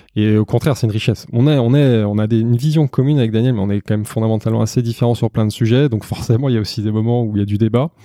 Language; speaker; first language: French; native; French